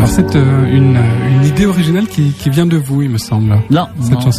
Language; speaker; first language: French; native; French